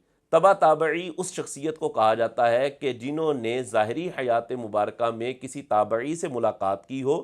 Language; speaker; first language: Urdu; native; Urdu